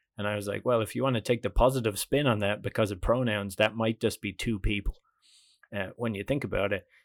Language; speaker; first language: English; native; English